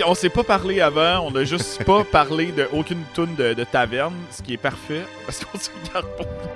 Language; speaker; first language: French; native; French